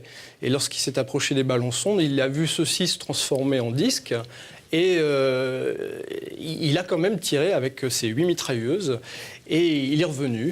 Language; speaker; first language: French; native; French